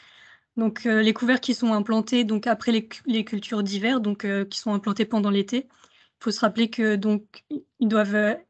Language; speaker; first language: French; native; French